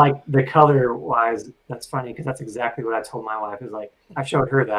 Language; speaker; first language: English; native; English